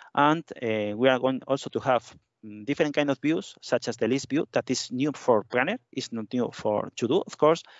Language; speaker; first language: English; non-native, fluent; Spanish